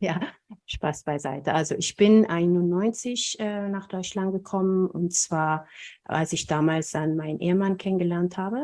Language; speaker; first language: German; non-native, fluent; Amharic